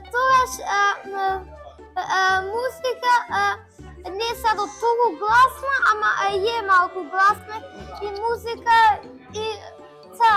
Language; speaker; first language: Macedonian; early bilingual, heritage; Macedonian